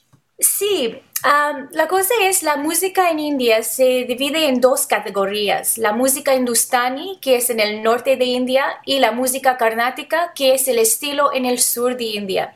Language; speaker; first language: Spanish; non-native, learner; English